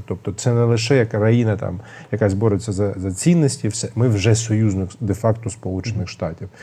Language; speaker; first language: Ukrainian; non-native, local second language; Russian